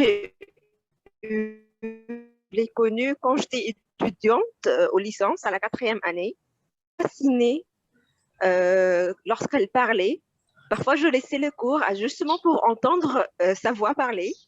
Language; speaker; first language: French; non-native, fluent; Arabic